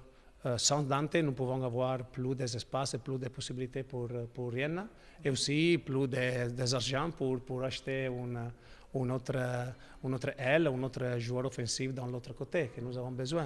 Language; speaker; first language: French; non-native, learner; Italian